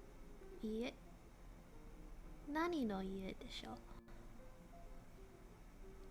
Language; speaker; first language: Japanese; non-native, learner; English